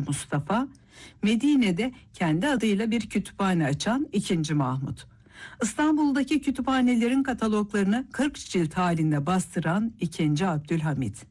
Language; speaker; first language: Turkish; native; Turkish